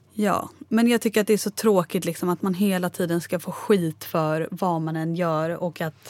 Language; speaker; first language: Swedish; native; Swedish